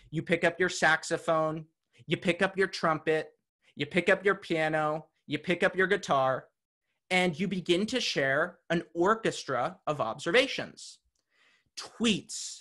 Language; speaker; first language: English; native; English